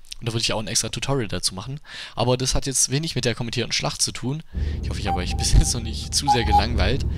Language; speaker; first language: German; native; German